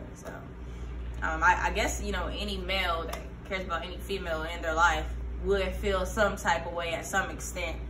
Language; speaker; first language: English; native; English